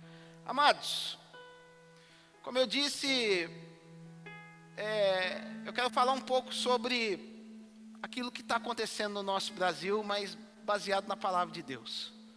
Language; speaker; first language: Portuguese; native; Portuguese